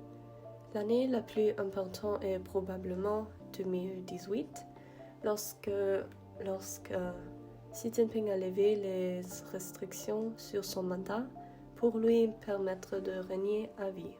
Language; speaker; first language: French; non-native, learner; German